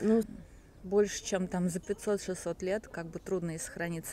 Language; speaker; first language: Russian; native; Russian